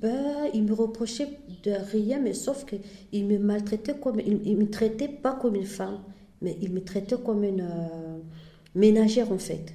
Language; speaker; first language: French; non-native, fluent; Portuguese